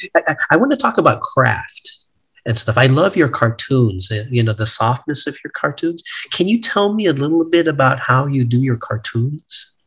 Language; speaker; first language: English; native; English